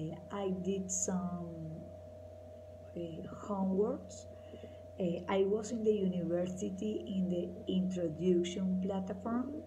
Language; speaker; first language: English; non-native, learner; Spanish